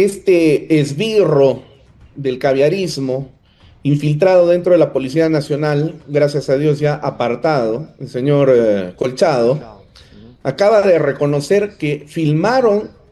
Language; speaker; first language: Spanish; native; Spanish